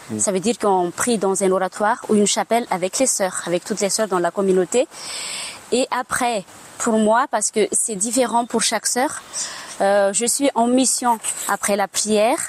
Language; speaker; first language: French; non-native, local second language; Malagasy